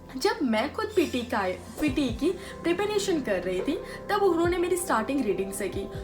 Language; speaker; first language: Hindi; non-native, local second language; Gujarati